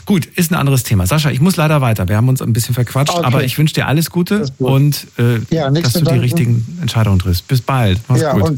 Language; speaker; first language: German; native; German